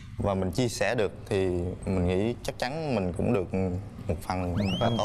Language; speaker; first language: Vietnamese; native; Vietnamese